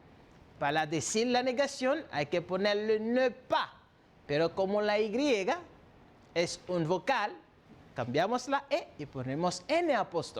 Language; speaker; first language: Spanish; non-native, fluent; French